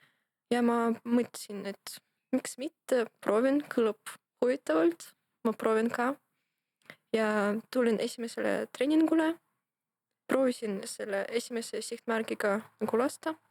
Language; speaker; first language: Estonian; non-native, local second language; Russian